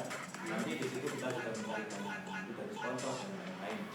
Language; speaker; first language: Indonesian; non-native, local second language; Javanese